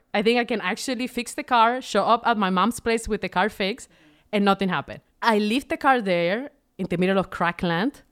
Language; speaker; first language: English; non-native, fluent; Spanish